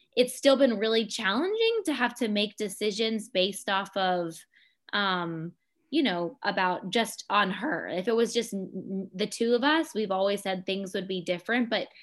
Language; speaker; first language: English; native; English